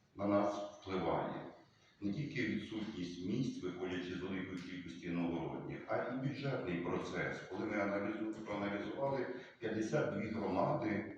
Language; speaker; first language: Ukrainian; native; Ukrainian